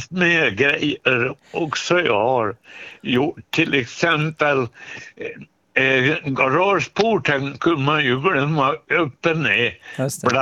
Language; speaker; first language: Swedish; native; Swedish